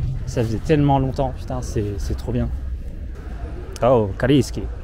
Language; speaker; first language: French; native; French